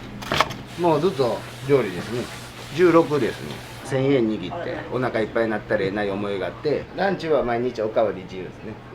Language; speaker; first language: Japanese; native; Japanese